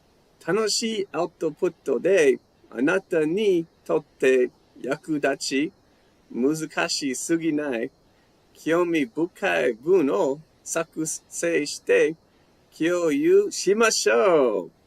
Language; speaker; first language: Japanese; non-native, learner; English